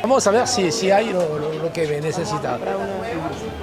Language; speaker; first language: Spanish; non-native, learner; French